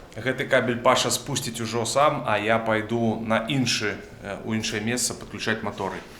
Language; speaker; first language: Belarusian; native; Belarusian